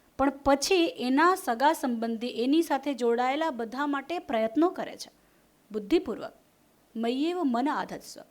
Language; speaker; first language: Gujarati; non-native, local second language; Hindi